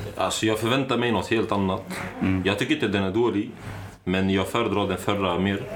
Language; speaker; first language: Swedish; early bilingual, other home language; Arabic